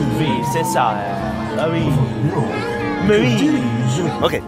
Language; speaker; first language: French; non-native, learner; Dutch